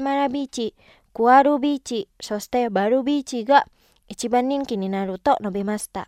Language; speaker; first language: Japanese; non-native, fluent; Indonesian